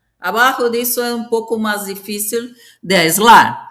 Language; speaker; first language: Spanish; non-native, fluent; Portuguese